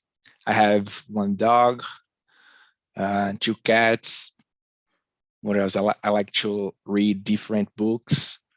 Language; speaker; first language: English; non-native, learner; Portuguese